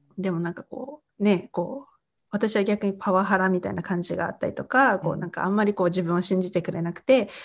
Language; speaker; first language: Japanese; native; Japanese